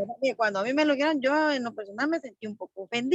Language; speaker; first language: Spanish; native; Spanish